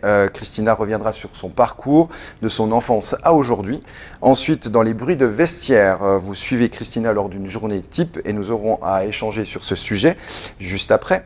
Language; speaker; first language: French; native; French